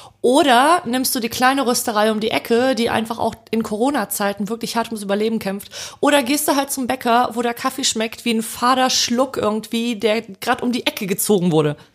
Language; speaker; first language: German; early bilingual, other home language; Polish